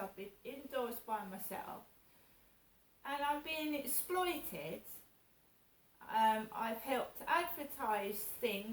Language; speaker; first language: English; native; English